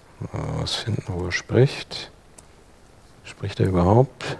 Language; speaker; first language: German; native; German